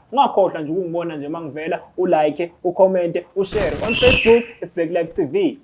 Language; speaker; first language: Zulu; native; Zulu